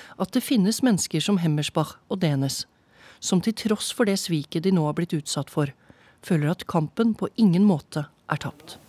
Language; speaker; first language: Norwegian; native; Norwegian